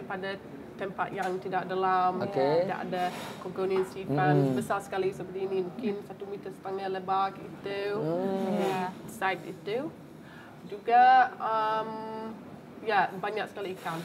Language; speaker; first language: Indonesian; non-native, fluent; English